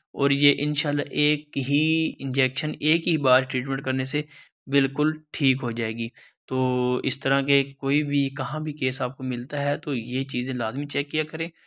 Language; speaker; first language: Urdu; non-native, local second language; Punjabi